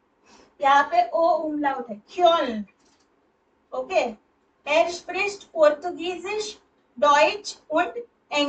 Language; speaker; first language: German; non-native, fluent; Hindi